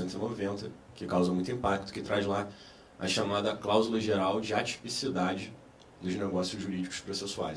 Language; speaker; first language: Portuguese; native; Portuguese